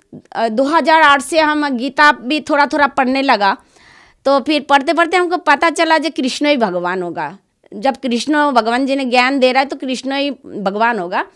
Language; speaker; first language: Hindi; non-native, local second language; Bangla